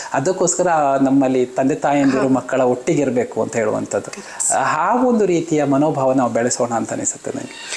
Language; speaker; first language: Kannada; non-native, local second language; Malayalam